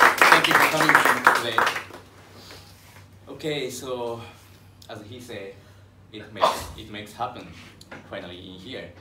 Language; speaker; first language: English; non-native, learner; Japanese